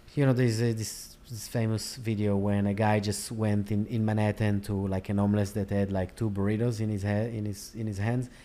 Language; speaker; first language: English; non-native, fluent; Hebrew